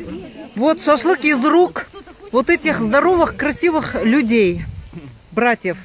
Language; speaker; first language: Russian; native; Russian